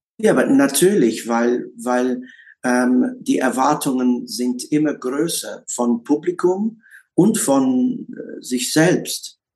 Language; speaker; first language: German; non-native, learner; English